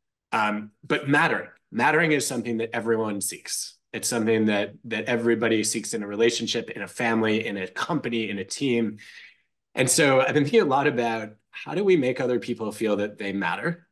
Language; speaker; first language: English; native; English